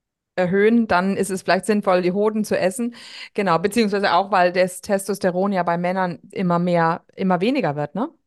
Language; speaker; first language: German; native; German